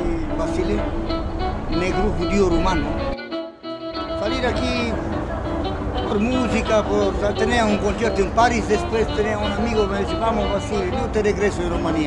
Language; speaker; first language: Spanish; non-native, learner; Romanian